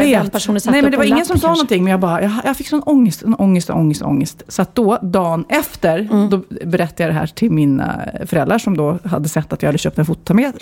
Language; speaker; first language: Swedish; native; Swedish